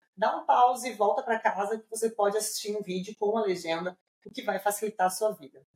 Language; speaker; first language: Portuguese; native; Portuguese